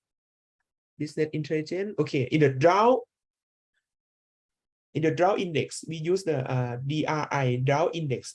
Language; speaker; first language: English; non-native, learner; Thai